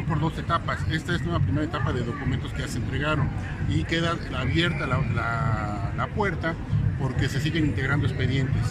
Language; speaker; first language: Spanish; native; Spanish